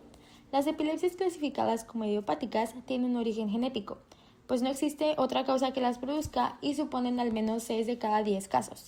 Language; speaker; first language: Spanish; native; Spanish